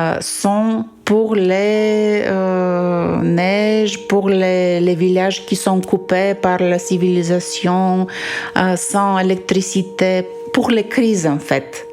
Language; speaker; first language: French; non-native, fluent; Bulgarian